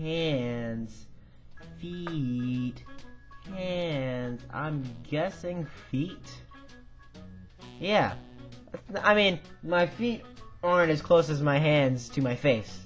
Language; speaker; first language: English; native; English